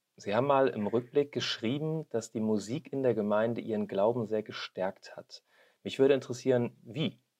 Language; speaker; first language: German; native; German